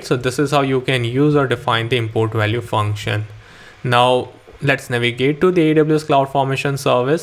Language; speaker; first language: English; non-native, local second language; Hindi